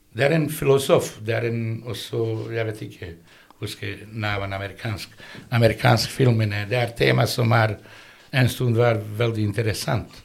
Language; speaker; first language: Norwegian; non-native, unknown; Bosnian